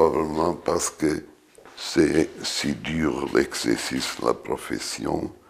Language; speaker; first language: French; non-native, fluent; Portuguese